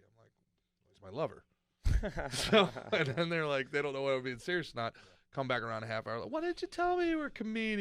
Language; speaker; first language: English; native; English